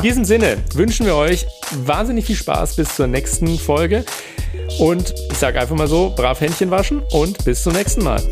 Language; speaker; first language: German; native; German